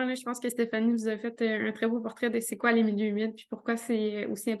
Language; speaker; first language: French; native; French